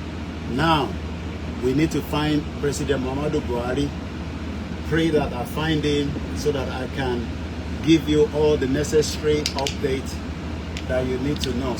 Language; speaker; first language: English; non-native, local second language; Yoruba